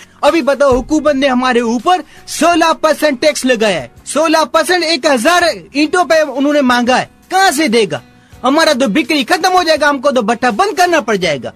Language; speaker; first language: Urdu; non-native, local second language; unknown